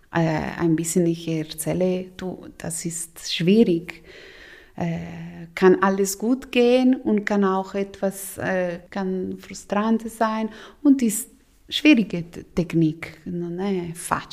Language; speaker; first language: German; non-native, local second language; Italian